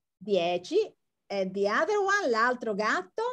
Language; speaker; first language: English; non-native, fluent; Italian